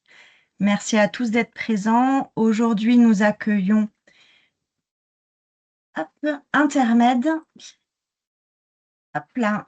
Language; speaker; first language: French; native; French